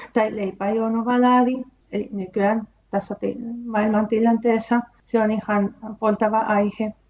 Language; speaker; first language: Finnish; non-native, fluent; Spanish